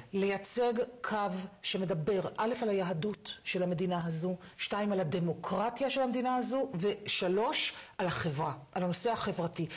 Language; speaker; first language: Hebrew; native; Hebrew